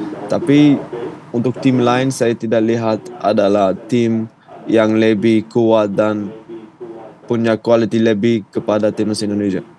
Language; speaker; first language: Indonesian; non-native, fluent; Dutch